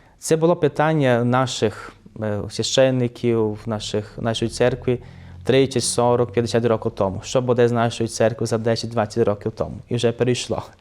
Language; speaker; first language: Ukrainian; early bilingual, heritage; Ukrainian